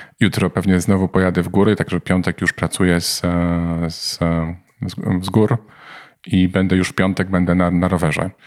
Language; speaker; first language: Polish; native; Polish